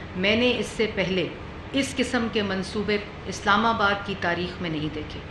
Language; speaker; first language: Urdu; non-native, local second language; Pahari-Potwari